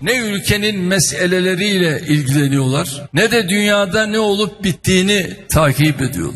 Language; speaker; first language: Turkish; native; Turkish